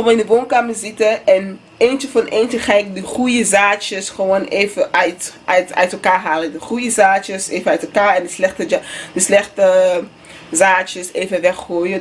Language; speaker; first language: Dutch; non-native, fluent; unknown